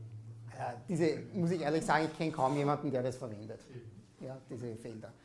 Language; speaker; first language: German; native; German